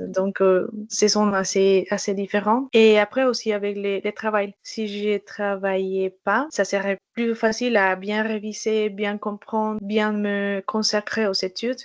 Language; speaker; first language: French; non-native, fluent; Spanish